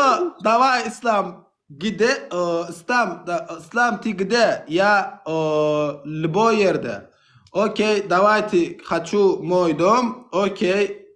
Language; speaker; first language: Russian; non-native, learner; Turkmen